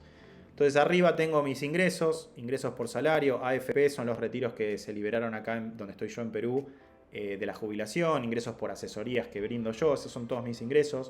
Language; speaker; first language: Spanish; native; Spanish